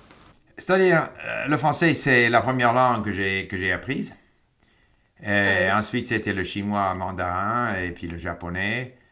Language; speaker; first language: French; non-native, fluent; English